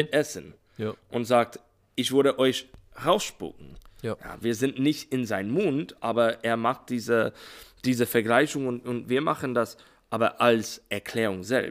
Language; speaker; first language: German; non-native, learner; English